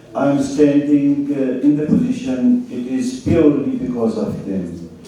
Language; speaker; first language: English; non-native, local second language; Urdu